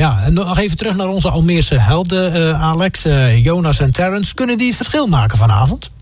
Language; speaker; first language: Dutch; native; Dutch